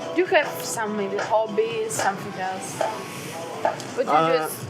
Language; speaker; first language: English; non-native, learner; Russian